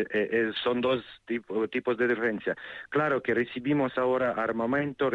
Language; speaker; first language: Spanish; non-native, fluent; Ukrainian